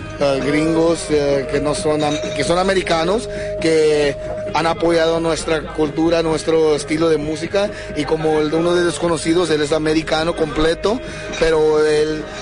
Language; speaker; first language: Spanish; early bilingual, heritage; English